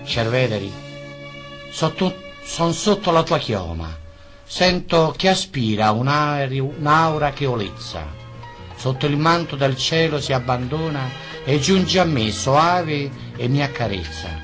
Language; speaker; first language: Italian; native; Italian